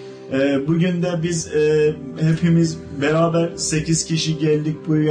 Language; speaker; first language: Turkish; non-native, local second language; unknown